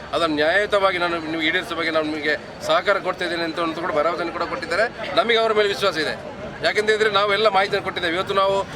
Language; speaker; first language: Kannada; native; Kannada